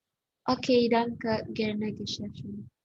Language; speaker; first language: German; non-native, learner; Indonesian